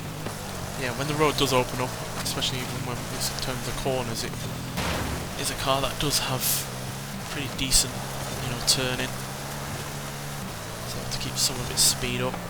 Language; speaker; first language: English; native; English